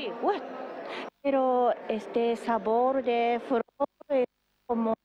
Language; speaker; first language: Spanish; non-native, learner; Japanese